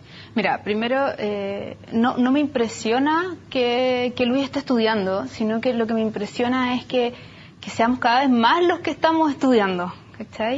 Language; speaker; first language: Spanish; native; Spanish